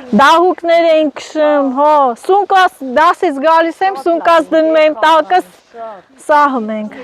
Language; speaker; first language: Armenian; native; Armenian